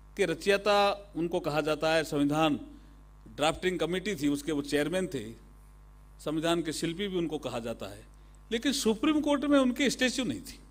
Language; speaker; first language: Hindi; native; Hindi